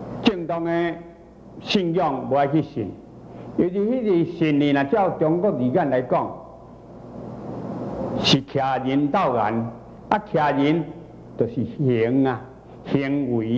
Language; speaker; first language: Chinese; native; Chinese